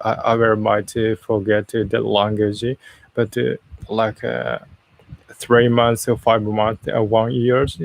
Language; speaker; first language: English; non-native, learner; Japanese